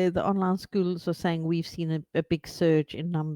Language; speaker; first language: English; native; English